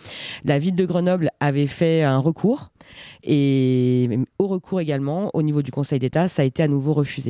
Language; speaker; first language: French; native; French